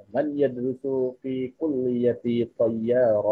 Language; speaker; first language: Arabic; non-native, learner; Indonesian